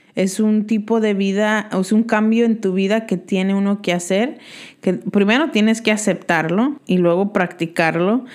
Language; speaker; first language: Spanish; early bilingual, heritage; Spanish